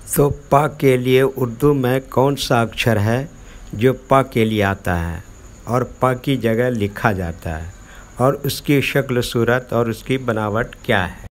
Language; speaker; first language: Hindi; native; Hindi